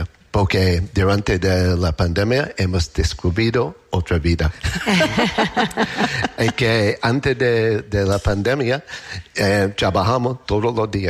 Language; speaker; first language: Spanish; non-native, learner; English